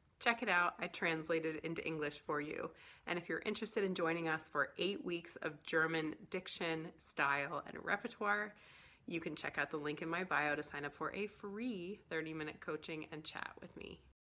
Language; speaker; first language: English; native; English